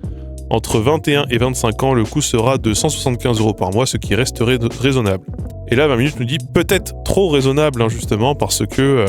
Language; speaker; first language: French; native; French